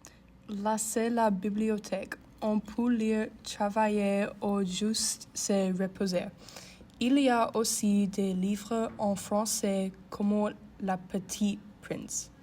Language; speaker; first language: French; non-native, learner; English